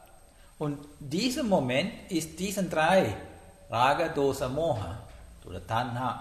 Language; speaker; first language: German; non-native, learner; Sinhala